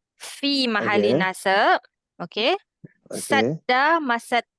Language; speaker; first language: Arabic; non-native, fluent; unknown